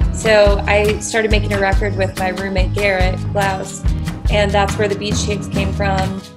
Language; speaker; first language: English; native; English